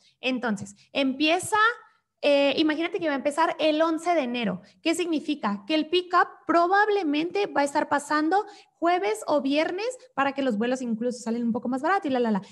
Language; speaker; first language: Spanish; native; Spanish